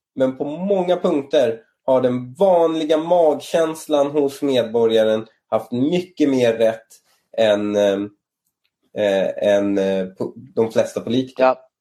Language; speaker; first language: Swedish; early bilingual, other home language; Persian